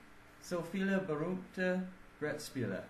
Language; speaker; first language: German; non-native, learner; English